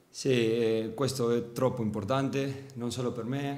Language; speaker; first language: Italian; non-native, fluent; Spanish